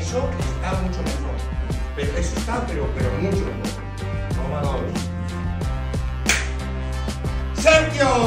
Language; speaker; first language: Spanish; native; Spanish